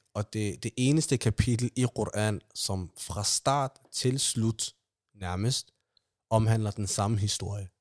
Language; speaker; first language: Danish; early bilingual, other home language; Somali